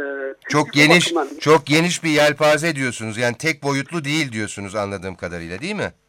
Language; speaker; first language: Turkish; native; Turkish